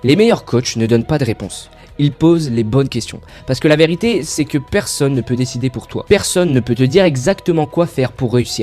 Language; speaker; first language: French; native; French